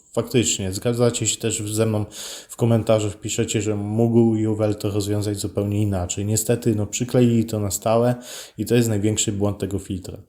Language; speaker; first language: Polish; native; Polish